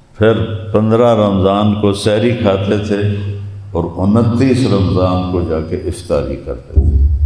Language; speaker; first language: Urdu; non-native, local second language; Punjabi